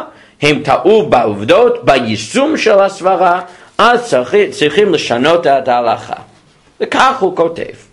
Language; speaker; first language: Hebrew; non-native, fluent; English